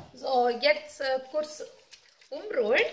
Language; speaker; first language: German; non-native, learner; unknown